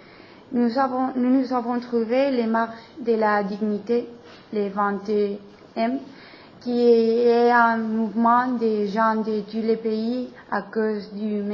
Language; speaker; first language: French; non-native, learner; Spanish